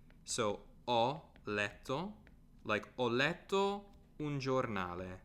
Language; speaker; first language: Italian; non-native, fluent; English